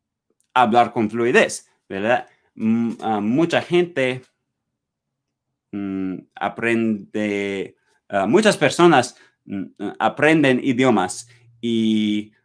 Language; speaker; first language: Spanish; non-native, learner; English